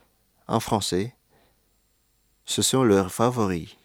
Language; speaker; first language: French; non-native, fluent; Indonesian